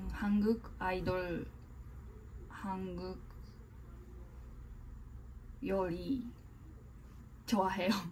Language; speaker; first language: Korean; non-native, learner; Japanese